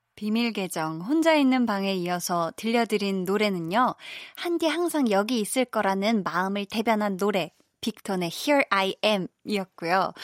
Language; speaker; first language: Korean; native; Korean